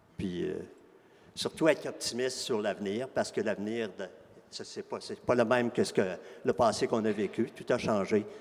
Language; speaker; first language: French; native; French